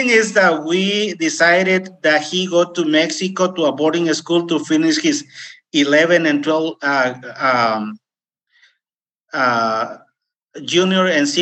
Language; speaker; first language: English; non-native, fluent; Spanish